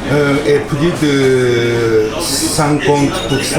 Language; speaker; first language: French; non-native, learner; Japanese